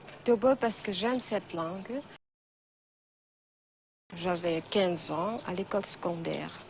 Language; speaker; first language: French; non-native, fluent; Indonesian